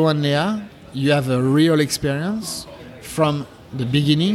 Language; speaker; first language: English; non-native, fluent; French